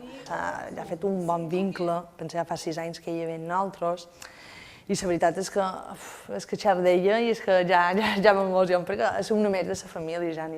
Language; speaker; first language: Catalan; native; Catalan